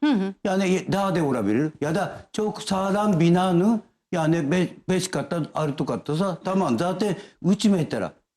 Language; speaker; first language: Turkish; non-native, learner; Japanese